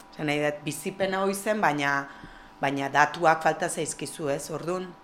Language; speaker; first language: Basque; native; Basque